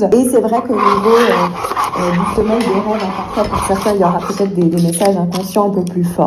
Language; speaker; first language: French; native; French